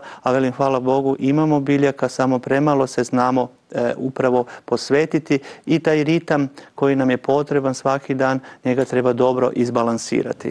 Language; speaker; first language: Croatian; native; Croatian